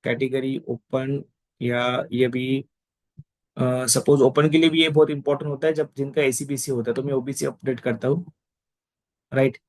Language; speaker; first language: Hindi; non-native, local second language; Marathi